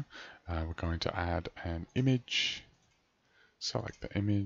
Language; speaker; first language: English; native; English